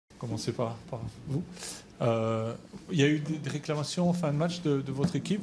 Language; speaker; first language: French; native; French